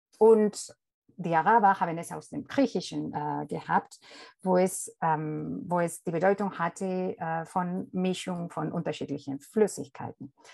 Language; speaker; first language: German; non-native, fluent; Spanish